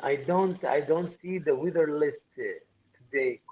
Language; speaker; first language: English; non-native, learner; Arabic